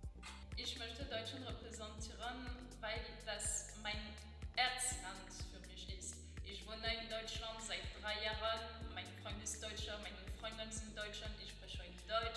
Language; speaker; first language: German; non-native, learner; French